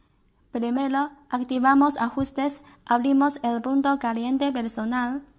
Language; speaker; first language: Spanish; non-native, learner; Chinese